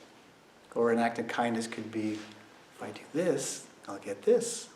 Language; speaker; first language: English; native; English